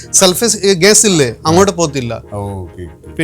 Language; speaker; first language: Malayalam; non-native, learner; Kannada